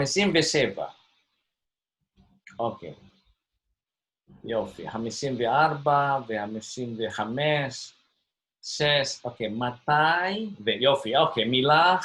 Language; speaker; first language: Hebrew; non-native, fluent; Indonesian